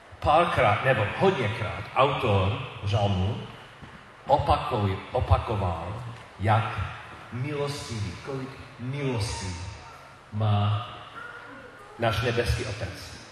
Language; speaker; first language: Czech; non-native, learner; English